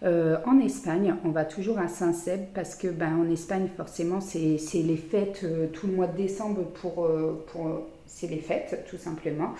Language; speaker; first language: French; native; French